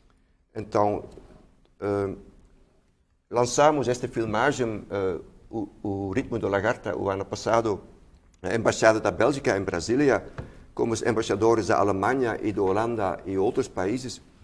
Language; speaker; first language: Portuguese; non-native, fluent; Dutch